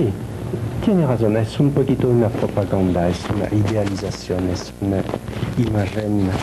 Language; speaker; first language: Spanish; non-native, learner; French